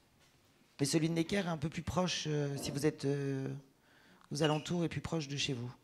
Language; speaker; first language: French; native; French